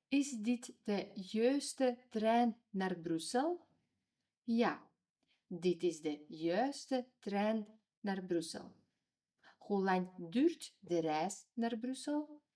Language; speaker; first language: Dutch; non-native, fluent; Ukrainian